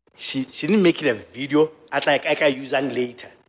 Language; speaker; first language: English; non-native, local second language; Southern Sotho